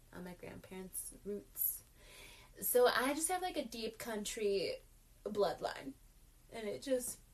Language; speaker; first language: English; early bilingual, other home language; Yoruba